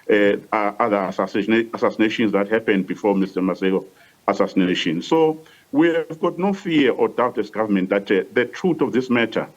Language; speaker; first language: English; non-native, local second language; Swati